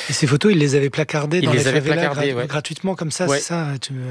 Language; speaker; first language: French; native; French